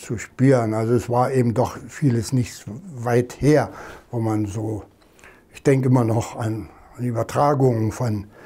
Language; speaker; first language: German; native; German